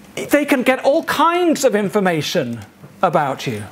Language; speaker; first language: English; native; English